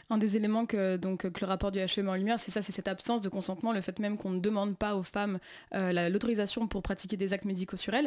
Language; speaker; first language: French; native; French